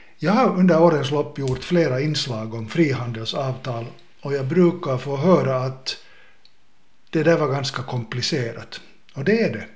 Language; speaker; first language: Swedish; native; Swedish